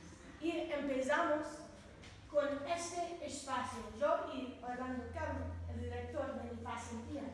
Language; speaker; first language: Spanish; non-native, learner; English